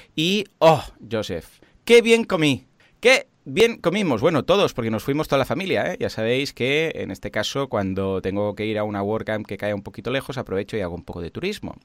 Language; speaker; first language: Spanish; native; Spanish